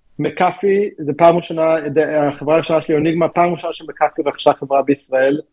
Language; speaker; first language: Hebrew; native; Hebrew